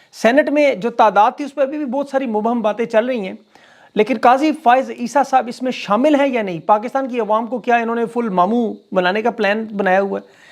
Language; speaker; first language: Urdu; native; Urdu